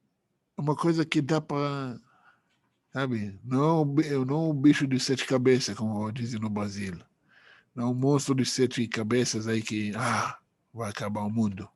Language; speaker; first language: Portuguese; non-native, fluent; Hebrew